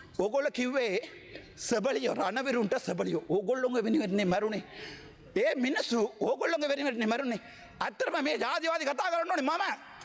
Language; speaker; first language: Sinhala; non-native, local second language; Tamil